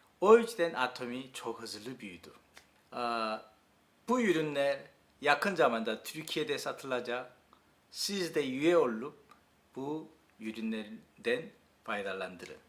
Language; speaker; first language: Turkish; non-native, learner; Korean